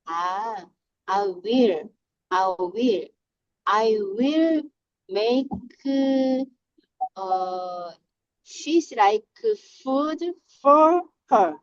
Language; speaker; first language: English; non-native, learner; Korean